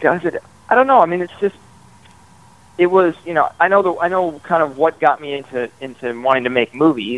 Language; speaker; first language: English; native; English